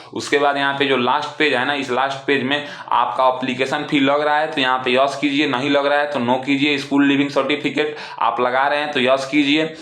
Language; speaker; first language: Hindi; non-native, local second language; Bhojpuri